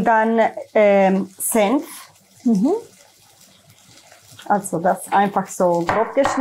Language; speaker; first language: German; non-native, learner; Italian